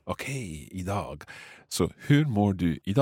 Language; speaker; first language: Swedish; non-native, learner; English